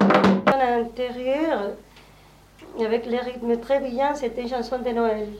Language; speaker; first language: French; non-native, learner; Spanish